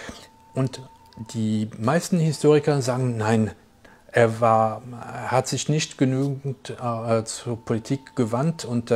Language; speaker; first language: German; non-native, fluent; French